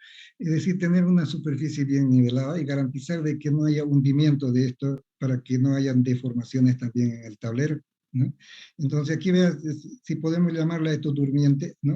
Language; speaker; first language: Spanish; native; Spanish